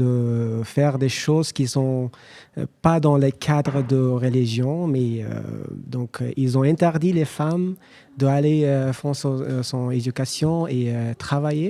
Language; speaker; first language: French; non-native, learner; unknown